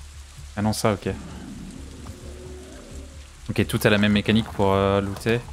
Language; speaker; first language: French; native; French